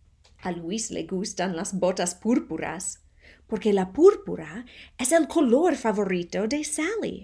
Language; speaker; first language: Spanish; non-native, fluent; English